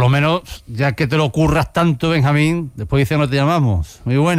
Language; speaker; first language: Spanish; native; Spanish